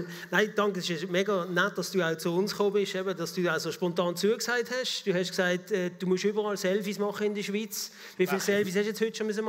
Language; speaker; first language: German; native; German